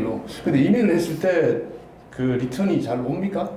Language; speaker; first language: Korean; native; Korean